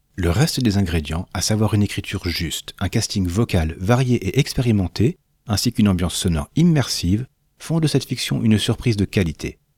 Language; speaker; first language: French; native; French